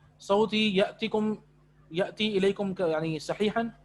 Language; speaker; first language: Arabic; non-native, fluent; Urdu